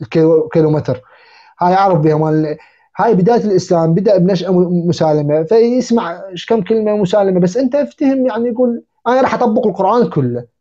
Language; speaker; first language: Arabic; native; Arabic